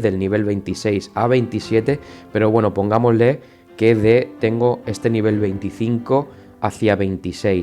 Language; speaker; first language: Spanish; native; Spanish